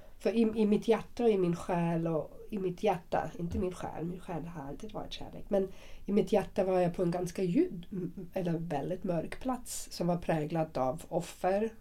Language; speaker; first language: Swedish; non-native, fluent; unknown